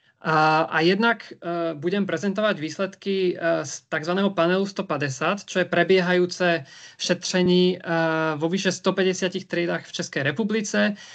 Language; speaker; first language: Slovak; native; Slovak